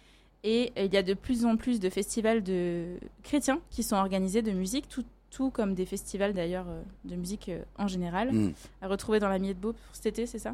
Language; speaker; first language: French; native; French